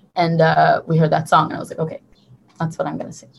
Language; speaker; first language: English; early bilingual, other home language; Hebrew